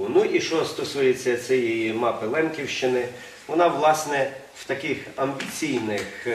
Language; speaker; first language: Ukrainian; native; Ukrainian